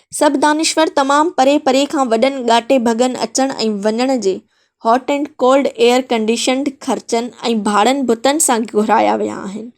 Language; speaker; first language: Sindhi; native; Sindhi